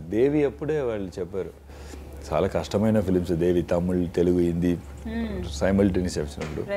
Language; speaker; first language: Telugu; non-native, fluent; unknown